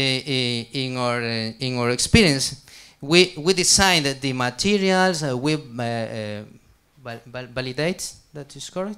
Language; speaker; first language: English; non-native, learner; Spanish